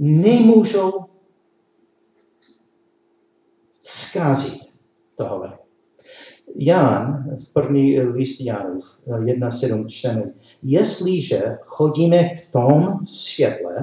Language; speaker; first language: Czech; non-native, learner; English